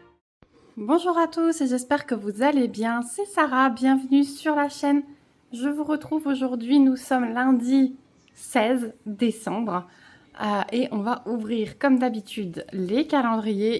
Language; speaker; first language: French; native; French